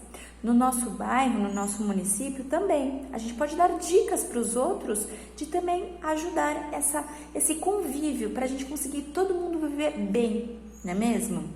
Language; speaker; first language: Portuguese; native; Portuguese